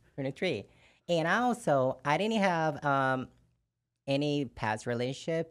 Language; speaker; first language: English; non-native, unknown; Portuguese